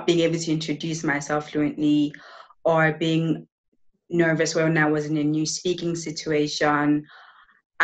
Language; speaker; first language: English; non-native, local second language; Yoruba